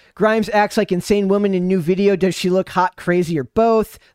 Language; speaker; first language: English; native; English